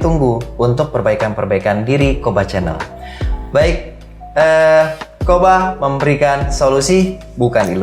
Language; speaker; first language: Indonesian; native; Indonesian